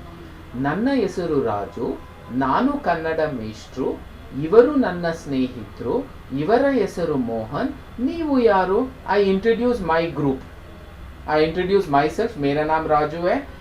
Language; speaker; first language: Kannada; non-native, fluent; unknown